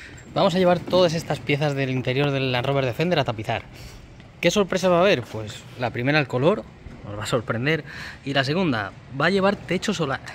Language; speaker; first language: Spanish; native; Spanish